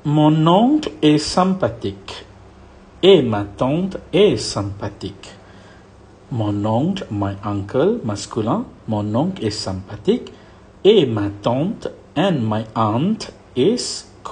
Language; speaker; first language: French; non-native, fluent; Malay